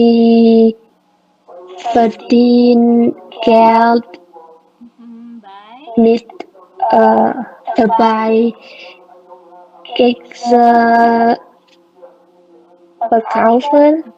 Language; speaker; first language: German; non-native, learner; Indonesian